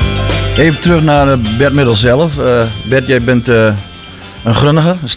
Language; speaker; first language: Dutch; native; Dutch